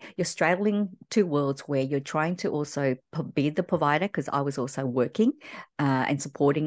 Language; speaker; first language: English; early bilingual, other home language; Vietnamese